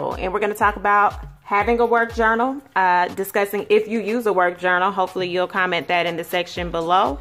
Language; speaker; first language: English; native; English